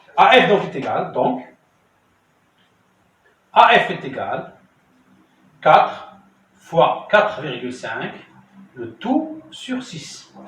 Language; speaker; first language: French; non-native, local second language; Arabic